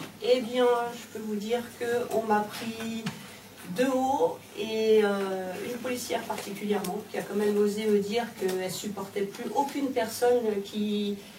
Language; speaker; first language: French; native; French